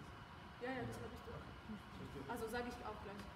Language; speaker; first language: German; early bilingual, other home language; Russian